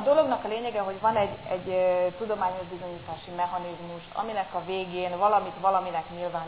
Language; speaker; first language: Hungarian; native; Hungarian